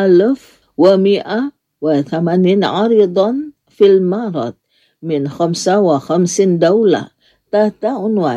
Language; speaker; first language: Arabic; non-native, fluent; Indonesian